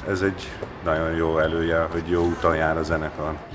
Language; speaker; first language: Hungarian; native; Hungarian